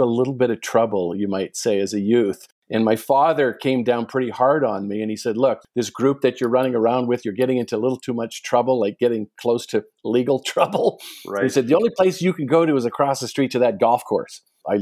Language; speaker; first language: English; native; English